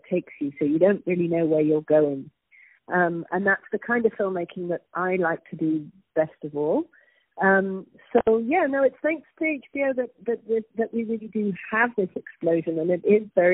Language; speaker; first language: English; native; English